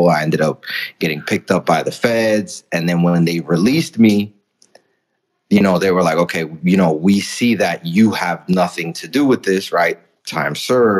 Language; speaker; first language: English; early bilingual, other home language; Spanish